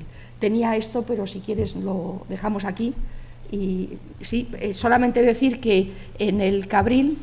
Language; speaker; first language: Spanish; native; Spanish